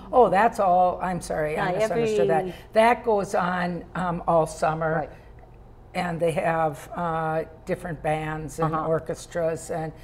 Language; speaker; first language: English; native; English